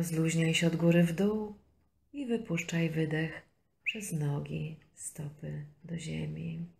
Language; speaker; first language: Polish; native; Polish